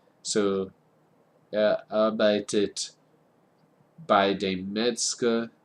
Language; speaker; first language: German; non-native, fluent; English